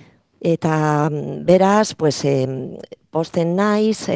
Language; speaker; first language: Basque; non-native, local second language; Spanish